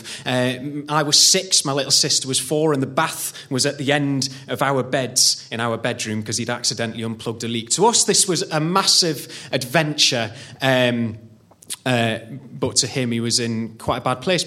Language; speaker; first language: English; native; English